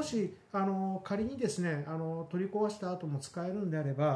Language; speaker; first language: Japanese; native; Japanese